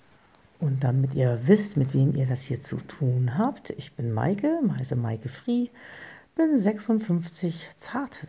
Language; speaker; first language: German; native; German